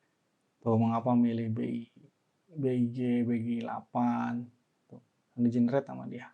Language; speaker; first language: Indonesian; native; Indonesian